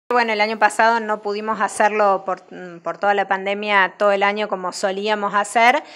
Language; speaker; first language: Spanish; native; Spanish